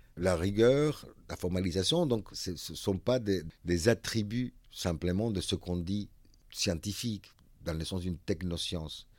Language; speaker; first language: French; non-native, fluent; Spanish